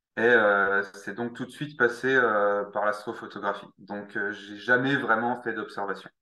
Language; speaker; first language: French; native; French